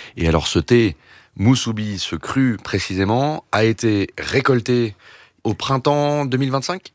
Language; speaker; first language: French; native; French